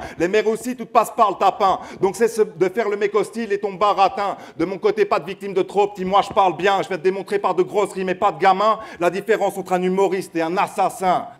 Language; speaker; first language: French; native; French